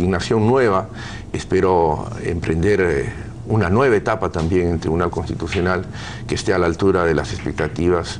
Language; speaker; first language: Spanish; native; Spanish